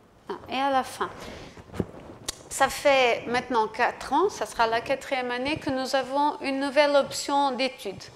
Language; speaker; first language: French; non-native, fluent; Portuguese